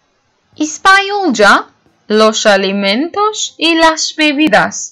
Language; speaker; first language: Spanish; non-native, learner; Turkish